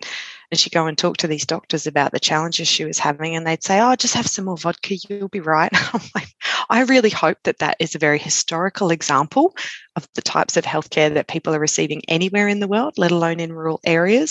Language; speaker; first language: English; native; English